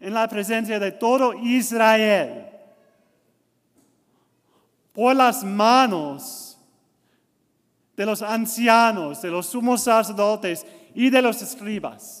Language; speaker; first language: Spanish; non-native, learner; English